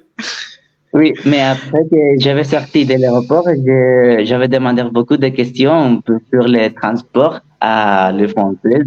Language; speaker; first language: French; non-native, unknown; Spanish